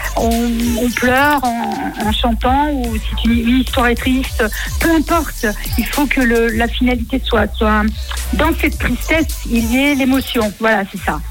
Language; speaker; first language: French; native; French